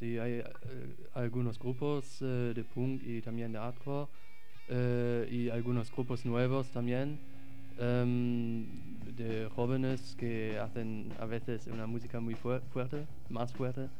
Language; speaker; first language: Spanish; non-native, fluent; German